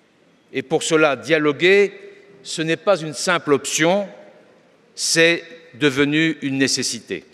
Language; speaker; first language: French; native; French